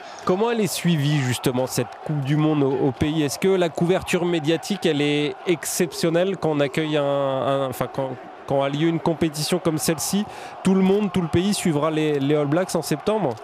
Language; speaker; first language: French; native; French